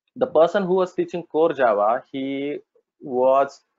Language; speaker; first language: English; non-native, local second language; Marathi